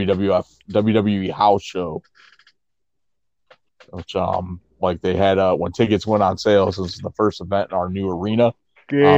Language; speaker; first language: English; native; English